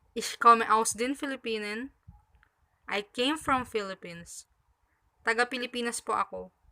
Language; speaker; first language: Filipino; native; Filipino